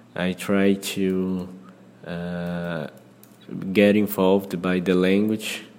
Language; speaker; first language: English; non-native, fluent; Portuguese